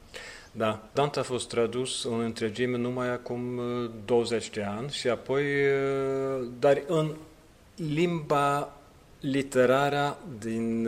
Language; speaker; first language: Romanian; non-native, fluent; Norwegian